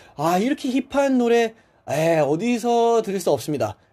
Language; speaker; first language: Korean; early bilingual, heritage; Korean